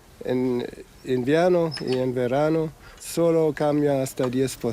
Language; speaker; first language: Spanish; non-native, fluent; German